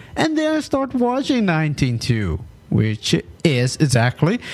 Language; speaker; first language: English; non-native, fluent; Portuguese